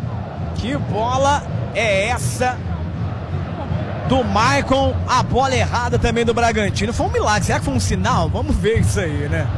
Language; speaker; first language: Portuguese; native; Portuguese